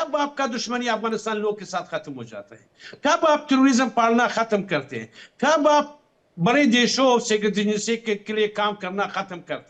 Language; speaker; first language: Hindi; non-native, fluent; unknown